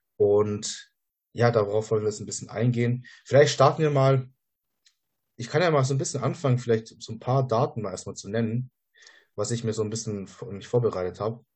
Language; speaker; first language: German; native; German